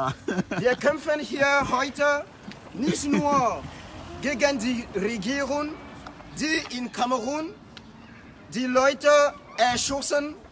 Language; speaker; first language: German; non-native, fluent; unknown